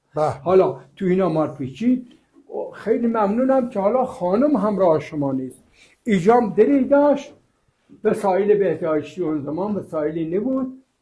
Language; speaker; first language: Persian; native; Persian